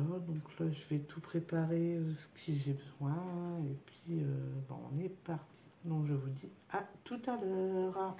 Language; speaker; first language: French; native; French